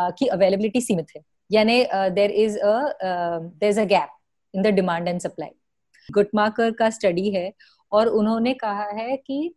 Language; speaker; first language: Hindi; non-native, local second language; Marathi